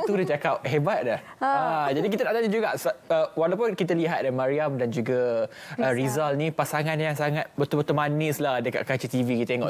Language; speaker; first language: Malay; native; Malay